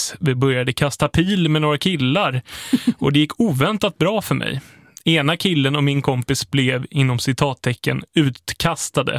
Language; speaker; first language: Swedish; native; Swedish